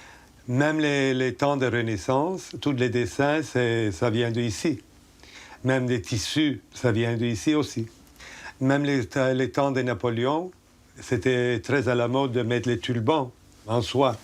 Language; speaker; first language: French; non-native, learner; Turkish